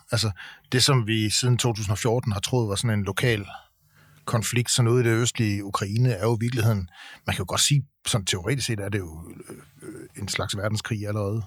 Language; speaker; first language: Danish; native; Danish